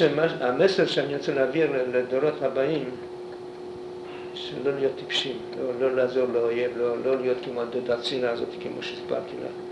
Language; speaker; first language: Hebrew; non-native, fluent; Polish